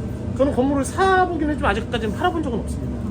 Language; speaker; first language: Korean; native; Korean